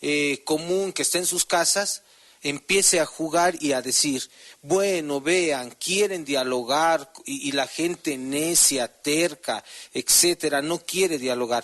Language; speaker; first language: Spanish; native; Spanish